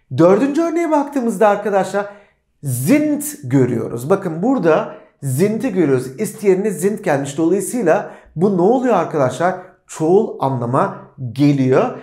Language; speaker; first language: Turkish; native; Turkish